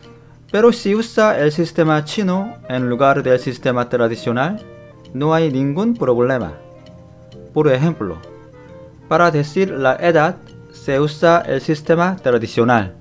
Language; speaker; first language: Spanish; non-native, fluent; Korean